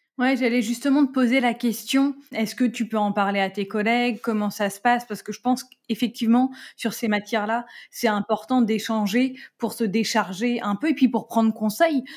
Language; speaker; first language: French; native; French